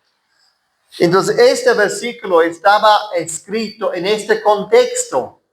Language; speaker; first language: Spanish; non-native, fluent; English